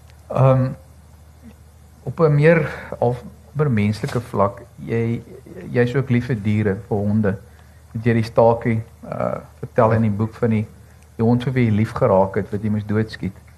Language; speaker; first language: Afrikaans; native; Afrikaans